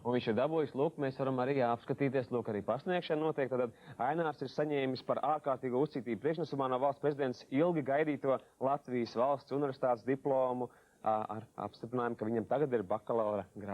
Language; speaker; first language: Latvian; native; Latvian